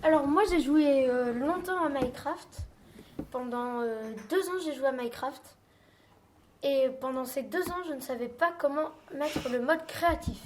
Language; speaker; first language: French; native; French